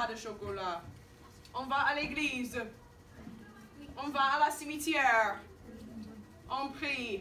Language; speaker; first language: French; non-native, fluent; English